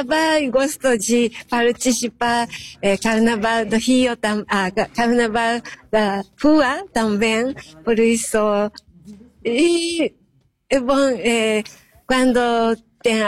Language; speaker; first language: Portuguese; non-native, learner; Japanese